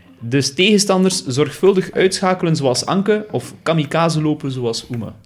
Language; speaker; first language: Dutch; native; Dutch